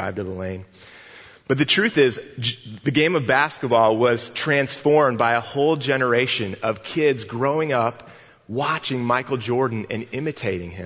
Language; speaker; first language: English; native; English